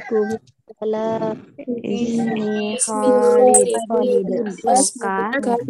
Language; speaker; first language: Arabic; non-native, learner; Indonesian